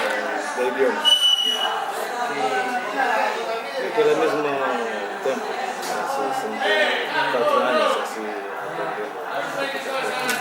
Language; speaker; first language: Spanish; non-native, learner; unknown